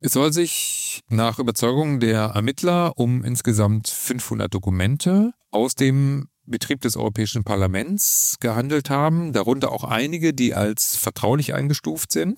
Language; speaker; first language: German; native; German